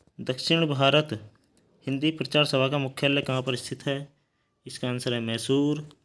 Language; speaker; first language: Hindi; native; Hindi